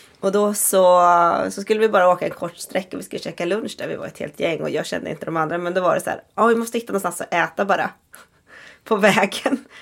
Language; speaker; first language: Swedish; native; Swedish